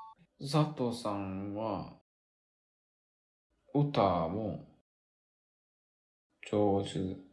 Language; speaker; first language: Japanese; non-native, learner; Korean